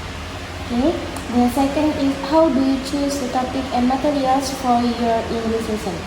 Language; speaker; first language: English; non-native, learner; Indonesian